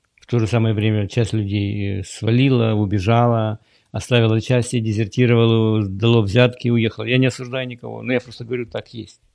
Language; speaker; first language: Russian; native; Russian